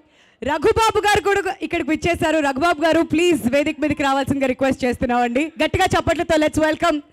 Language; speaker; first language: Telugu; native; Telugu